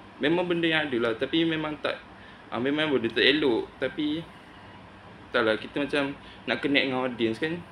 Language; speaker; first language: Malay; native; Malay